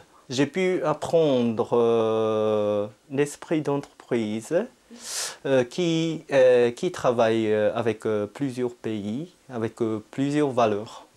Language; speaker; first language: French; non-native, fluent; Japanese